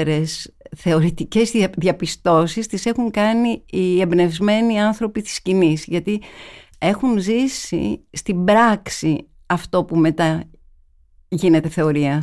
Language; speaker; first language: Greek; native; Greek